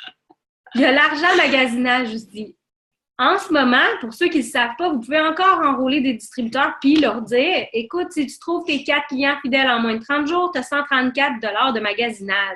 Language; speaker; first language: French; native; French